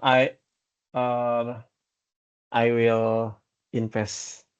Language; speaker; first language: English; non-native, learner; Indonesian